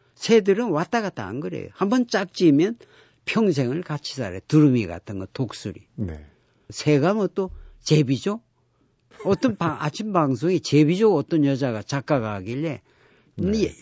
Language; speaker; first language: Korean; native; Korean